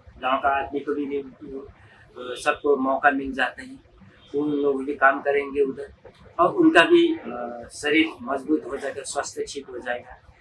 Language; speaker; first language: Hindi; non-native, local second language; Nepali